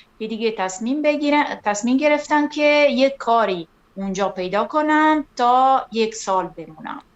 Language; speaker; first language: Persian; non-native, fluent; Italian